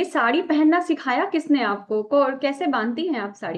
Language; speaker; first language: Hindi; native; Hindi